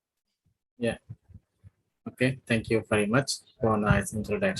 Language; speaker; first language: English; non-native, fluent; Indonesian